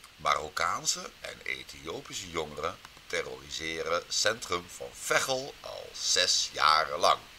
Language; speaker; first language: Dutch; native; Dutch